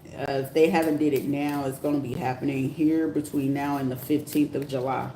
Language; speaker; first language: English; native; English